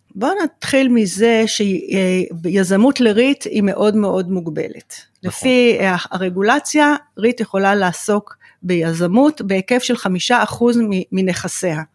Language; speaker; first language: Hebrew; native; Hebrew